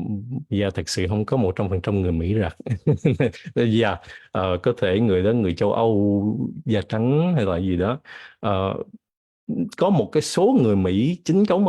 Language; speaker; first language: Vietnamese; early bilingual, heritage; Vietnamese